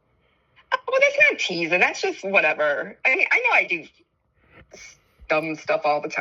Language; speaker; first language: English; native; English